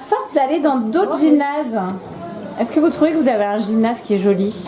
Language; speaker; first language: French; native; French